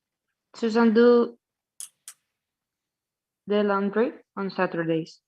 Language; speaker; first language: English; non-native, learner; Spanish